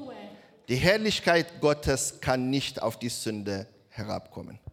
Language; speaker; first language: German; non-native, learner; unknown